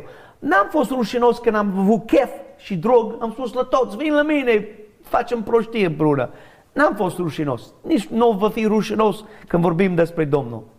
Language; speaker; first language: Romanian; non-native, learner; English